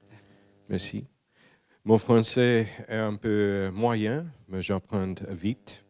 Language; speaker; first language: French; non-native, learner; Greek